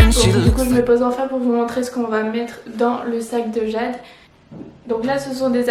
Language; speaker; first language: French; native; French